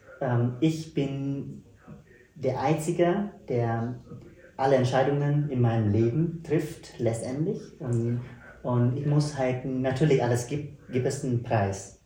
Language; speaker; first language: German; non-native, fluent; Vietnamese